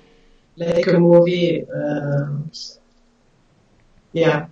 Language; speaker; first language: English; non-native, learner; French